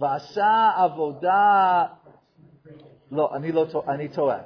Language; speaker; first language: Hebrew; non-native, fluent; English